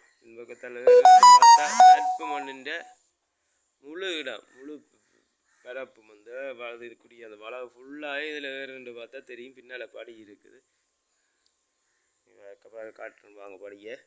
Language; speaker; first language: Tamil; native; Tamil